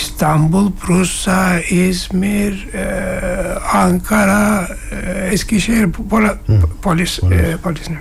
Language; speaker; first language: Greek; non-native, learner; Turkish